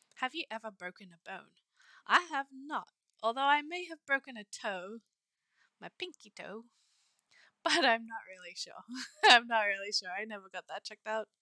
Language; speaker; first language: English; native; English